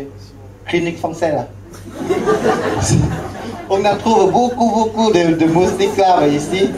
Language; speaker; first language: French; non-native, learner; Lao